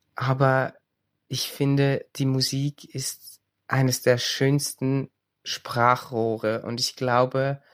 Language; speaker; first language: German; native; German